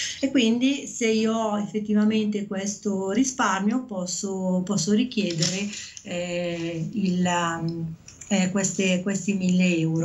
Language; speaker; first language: Italian; native; Italian